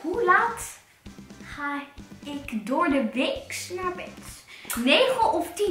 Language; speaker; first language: Dutch; native; Dutch